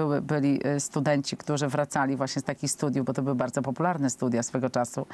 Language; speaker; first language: Polish; native; Polish